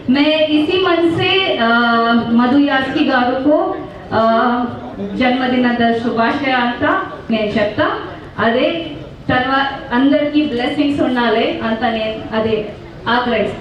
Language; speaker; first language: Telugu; non-native, learner; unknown